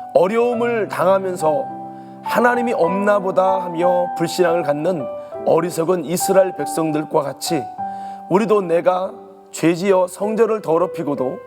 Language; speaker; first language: Korean; native; Korean